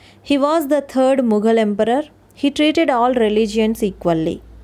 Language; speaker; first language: English; non-native, local second language; Telugu